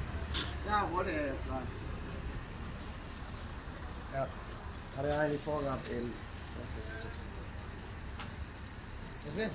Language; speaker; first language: German; native; German